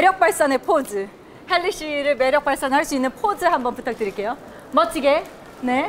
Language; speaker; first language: Korean; native; Korean